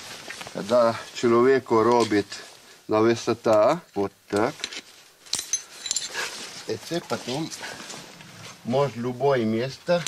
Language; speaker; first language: Ukrainian; non-native, learner; Italian